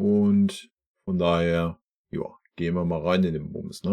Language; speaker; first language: German; native; German